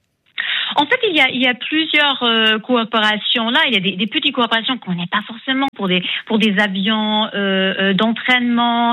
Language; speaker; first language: French; non-native, fluent; German